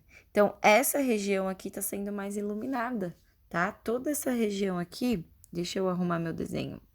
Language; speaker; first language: Portuguese; native; Portuguese